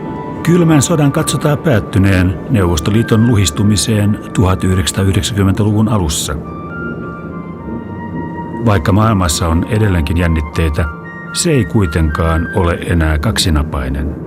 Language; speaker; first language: Finnish; native; Finnish